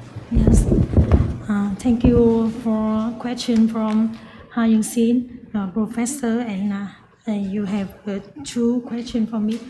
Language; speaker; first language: English; non-native, learner; Vietnamese